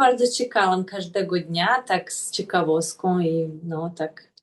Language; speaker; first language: Polish; non-native, fluent; Russian